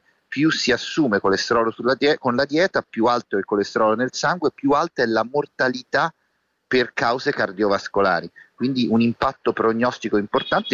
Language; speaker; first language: Italian; native; Italian